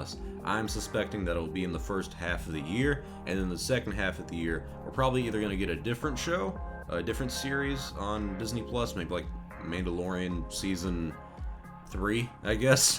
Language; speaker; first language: English; native; English